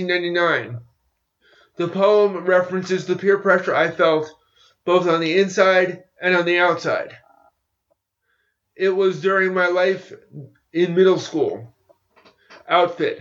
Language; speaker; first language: English; native; English